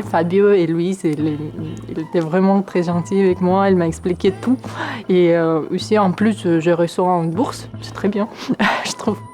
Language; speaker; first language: French; non-native, fluent; Ukrainian